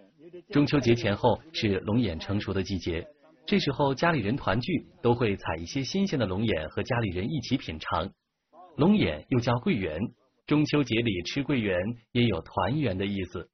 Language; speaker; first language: Chinese; native; Chinese